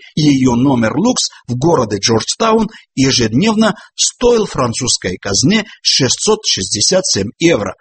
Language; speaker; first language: Russian; non-native, local second language; Georgian